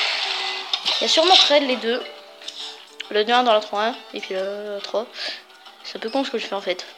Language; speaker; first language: French; native; French